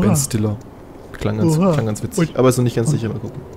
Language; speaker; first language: German; native; German